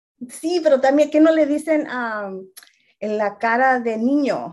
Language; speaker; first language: Spanish; early bilingual, heritage; Spanish